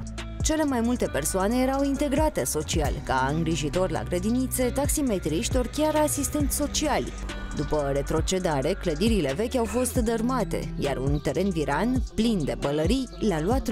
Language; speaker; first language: Romanian; native; Romanian